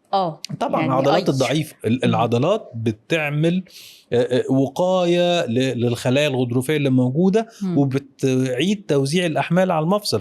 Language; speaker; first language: Arabic; native; Arabic